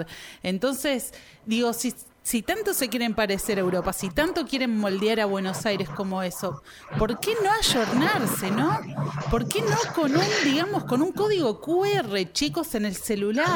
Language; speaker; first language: Spanish; native; Spanish